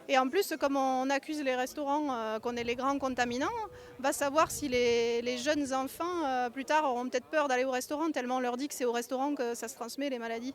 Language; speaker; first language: French; native; French